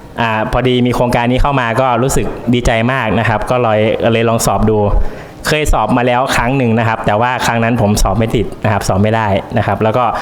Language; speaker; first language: Thai; native; Thai